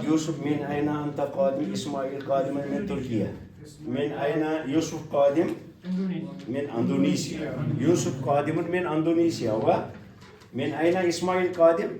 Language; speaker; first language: Arabic; non-native, fluent; Kashmiri